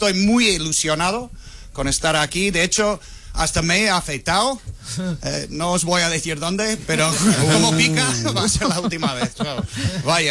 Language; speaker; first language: Spanish; non-native, fluent; English